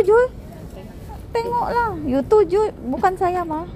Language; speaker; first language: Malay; non-native, learner; Filipino